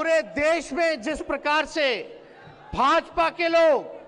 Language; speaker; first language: Hindi; native; Hindi